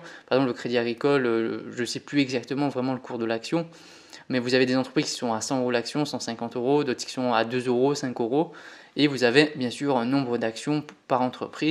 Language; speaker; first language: French; native; French